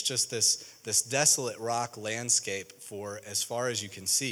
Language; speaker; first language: English; native; English